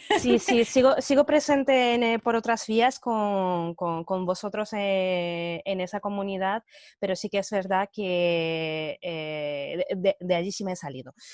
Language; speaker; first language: Spanish; early bilingual, other home language; Russian